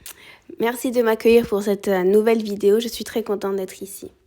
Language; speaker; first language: French; early bilingual, other home language; Spanish